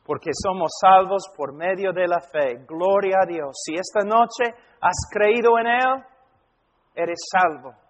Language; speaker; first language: Spanish; non-native, fluent; English